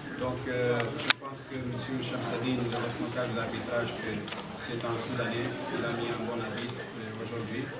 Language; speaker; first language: French; non-native, fluent; Portuguese